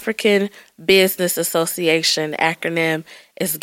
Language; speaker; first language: English; native; English